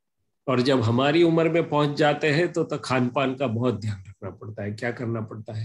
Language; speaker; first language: Hindi; non-native, local second language; Gujarati